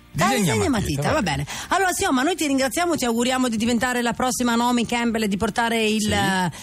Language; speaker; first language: Italian; native; Italian